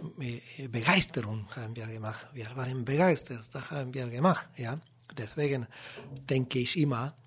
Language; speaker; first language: German; non-native, learner; Spanish